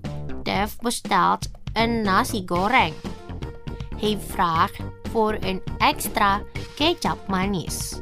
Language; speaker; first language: Dutch; non-native, fluent; Indonesian